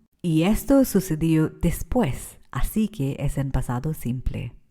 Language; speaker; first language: Spanish; non-native, fluent; English